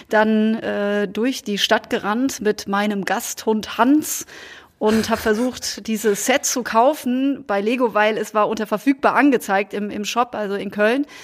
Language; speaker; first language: German; native; German